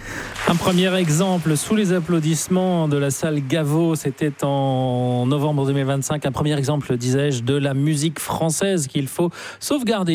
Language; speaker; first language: French; native; French